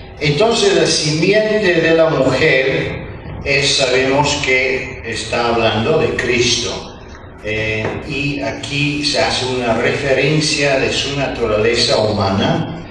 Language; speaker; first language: Spanish; non-native, fluent; Bulgarian